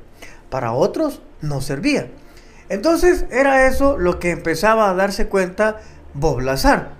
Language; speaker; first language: Spanish; native; Spanish